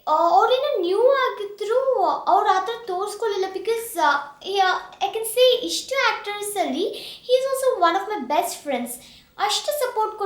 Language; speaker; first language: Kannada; early bilingual, heritage; Kannada